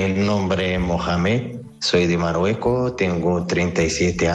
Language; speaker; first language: Spanish; non-native, learner; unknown